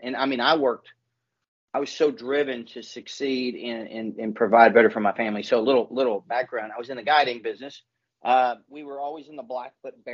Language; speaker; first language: English; native; English